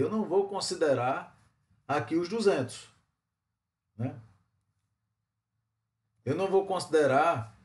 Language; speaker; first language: Portuguese; native; Portuguese